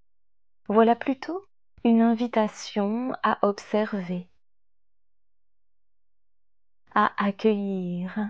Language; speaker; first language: French; native; French